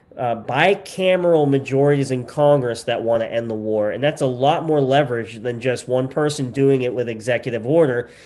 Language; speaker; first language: English; native; English